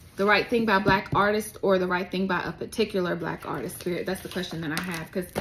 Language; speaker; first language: English; native; English